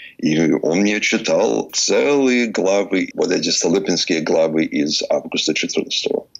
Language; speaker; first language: Russian; early bilingual, heritage; Russian